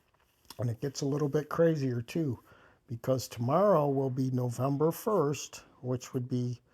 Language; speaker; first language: English; native; English